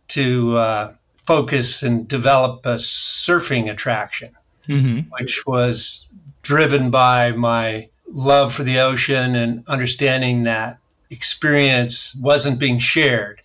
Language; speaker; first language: English; native; English